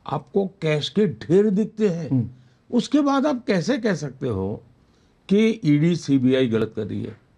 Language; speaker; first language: Hindi; non-native, local second language; Gujarati